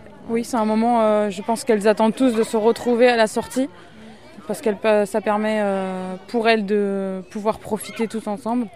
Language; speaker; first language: French; native; French